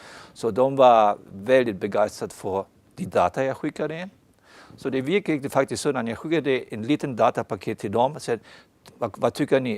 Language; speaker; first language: Swedish; non-native, fluent; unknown